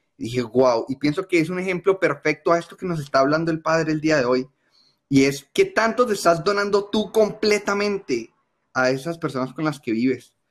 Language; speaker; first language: Spanish; native; Spanish